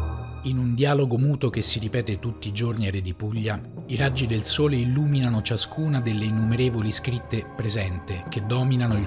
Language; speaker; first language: Italian; native; Italian